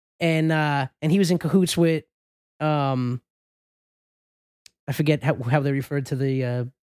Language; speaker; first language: English; native; English